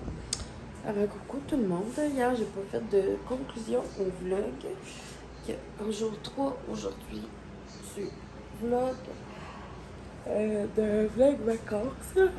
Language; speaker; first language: French; native; French